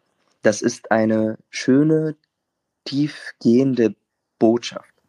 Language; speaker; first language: German; non-native, fluent; Arabic